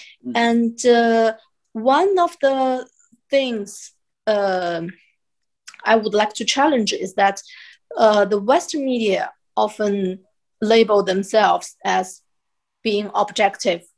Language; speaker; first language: English; non-native, fluent; Chinese